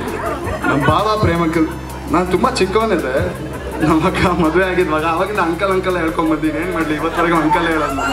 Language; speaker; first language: Kannada; native; Kannada